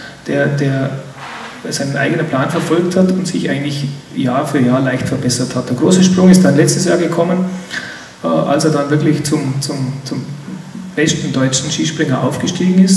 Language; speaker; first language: German; native; German